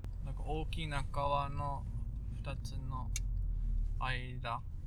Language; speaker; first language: Japanese; non-native, fluent; Dutch